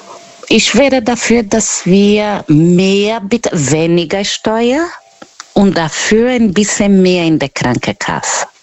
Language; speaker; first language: German; non-native, fluent; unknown